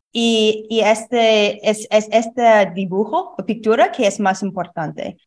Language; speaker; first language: Spanish; non-native, learner; English